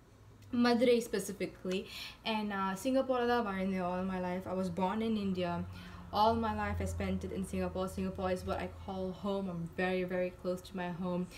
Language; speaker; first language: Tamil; early bilingual, heritage; Tamil